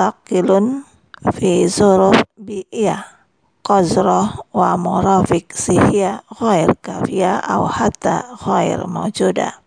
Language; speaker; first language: Arabic; non-native, fluent; Indonesian